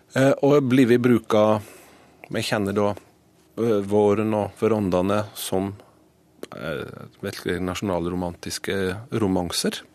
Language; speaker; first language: Norwegian; native; Norwegian